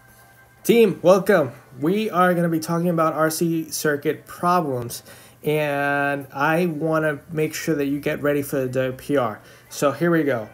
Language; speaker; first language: English; native; English